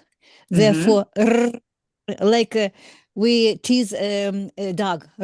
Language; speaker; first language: English; non-native, learner; Russian